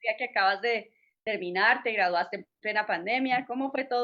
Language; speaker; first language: Spanish; native; Spanish